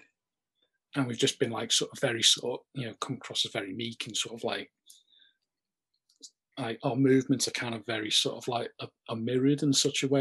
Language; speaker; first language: English; native; English